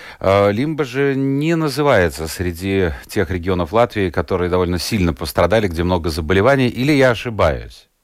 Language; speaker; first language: Russian; native; Russian